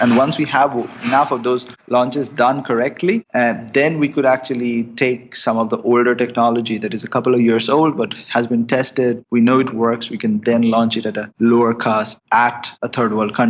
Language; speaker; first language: English; non-native, local second language; Bangla